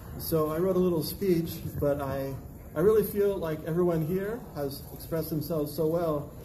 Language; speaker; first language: English; native; English